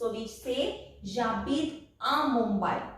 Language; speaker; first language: French; non-native, fluent; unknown